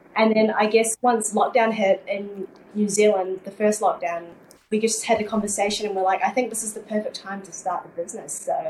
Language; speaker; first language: English; native; English